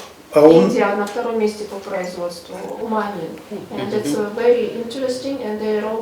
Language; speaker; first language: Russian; non-native, learner; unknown